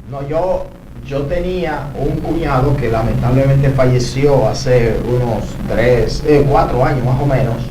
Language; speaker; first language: Spanish; native; Spanish